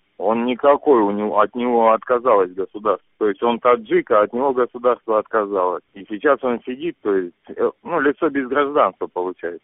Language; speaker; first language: Russian; native; Russian